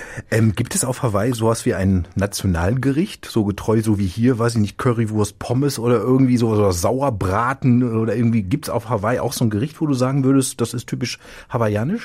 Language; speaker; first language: German; native; German